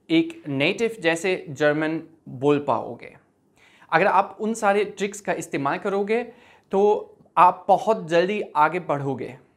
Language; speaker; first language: Hindi; non-native, fluent; German